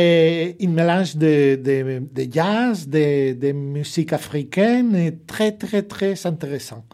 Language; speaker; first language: French; non-native, fluent; Spanish